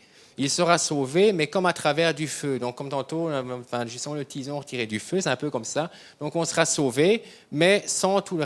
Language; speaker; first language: French; native; French